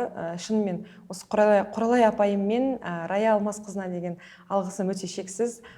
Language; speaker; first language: Kazakh; early bilingual, heritage; Kazakh